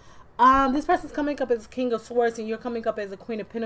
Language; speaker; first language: English; native; English